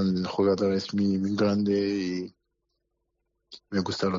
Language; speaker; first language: Spanish; non-native, learner; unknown